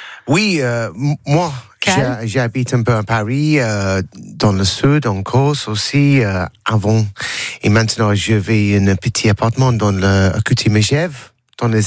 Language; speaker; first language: French; non-native, learner; English